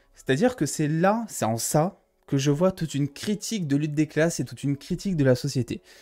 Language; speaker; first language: French; native; French